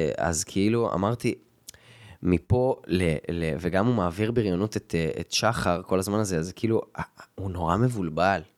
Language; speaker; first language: Hebrew; native; Hebrew